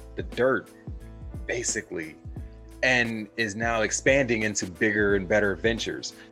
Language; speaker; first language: English; native; English